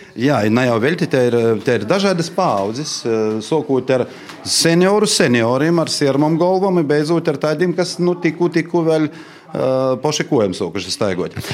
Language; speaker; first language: Latvian; native; Latvian